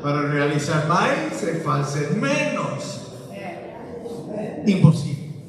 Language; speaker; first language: Portuguese; non-native, learner; English